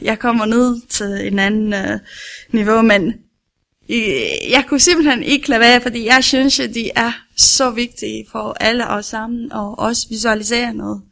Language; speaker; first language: Danish; non-native, learner; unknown